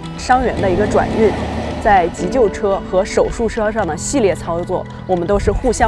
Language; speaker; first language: Chinese; native; Chinese